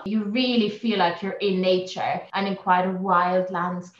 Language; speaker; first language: English; non-native, fluent; German